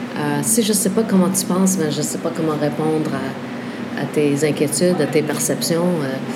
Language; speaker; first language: French; early bilingual, other home language; Arabic